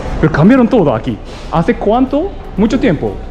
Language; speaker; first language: Spanish; non-native, learner; Japanese